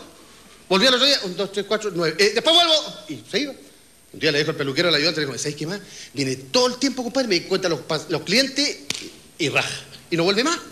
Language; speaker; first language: Spanish; native; Spanish